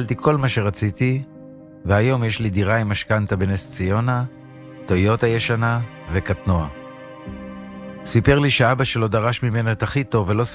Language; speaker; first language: Hebrew; native; Hebrew